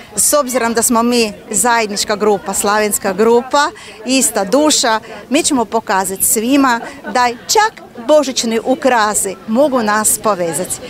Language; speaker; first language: Croatian; non-native, fluent; Russian